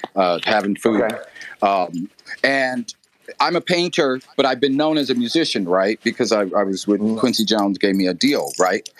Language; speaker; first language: English; native; English